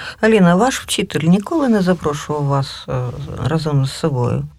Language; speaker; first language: Ukrainian; native; Ukrainian